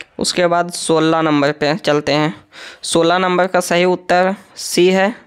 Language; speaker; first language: Hindi; native; Hindi